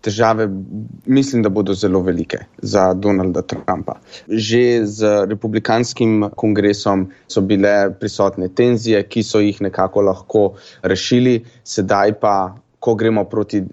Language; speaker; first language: Slovenian; native; Slovenian